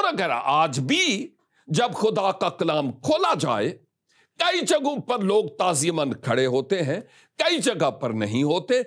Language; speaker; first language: Urdu; native; Urdu